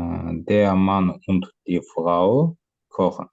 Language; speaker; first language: German; non-native, learner; Azerbaijani